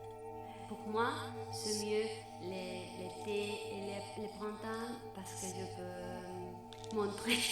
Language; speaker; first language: French; non-native, learner; Spanish